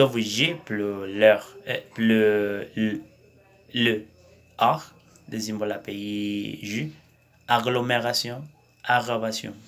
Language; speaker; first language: French; non-native, learner; Spanish